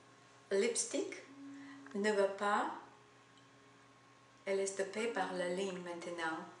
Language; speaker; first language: French; non-native, learner; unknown